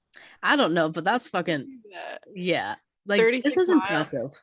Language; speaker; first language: English; native; English